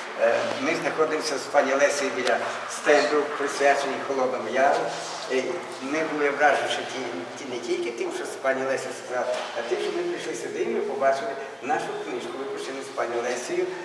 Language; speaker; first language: Ukrainian; native; Ukrainian